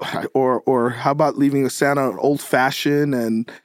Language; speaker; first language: English; native; English